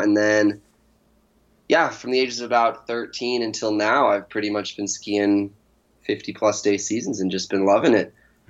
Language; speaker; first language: English; native; English